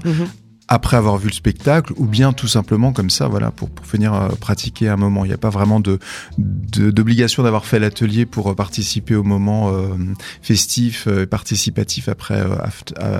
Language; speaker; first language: French; native; French